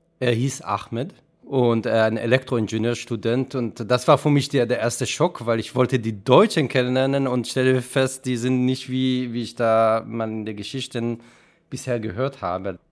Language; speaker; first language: German; non-native, fluent; Hebrew